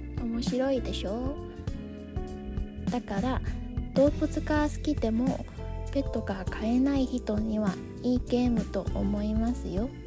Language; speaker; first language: Japanese; non-native, learner; Chinese